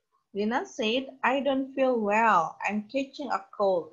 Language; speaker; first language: English; non-native, fluent; Indonesian